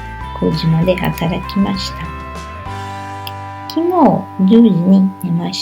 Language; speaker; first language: Japanese; non-native, learner; Portuguese